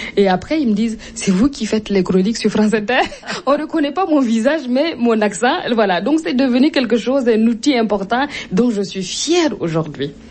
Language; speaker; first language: French; non-native, local second language; Mossi